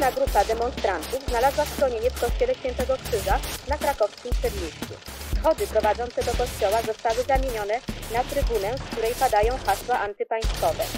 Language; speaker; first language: Polish; native; Polish